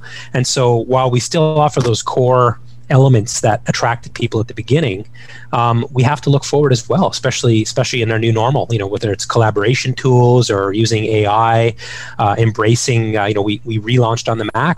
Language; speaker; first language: English; native; English